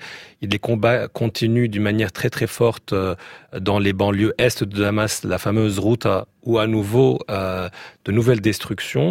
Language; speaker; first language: French; native; French